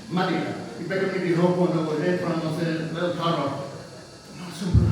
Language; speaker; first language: Spanish; non-native, fluent; English